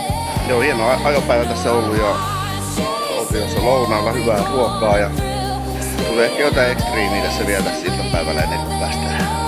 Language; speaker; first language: Finnish; native; Finnish